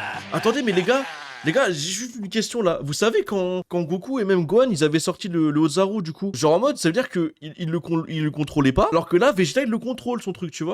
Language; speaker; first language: French; native; French